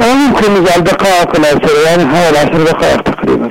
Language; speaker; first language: Arabic; native; Arabic